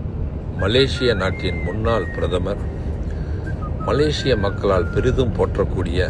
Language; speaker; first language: Tamil; native; Tamil